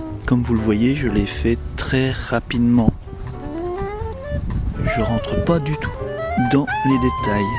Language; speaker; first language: French; native; French